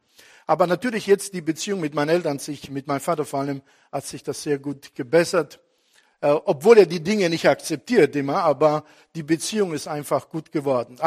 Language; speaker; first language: German; non-native, fluent; Italian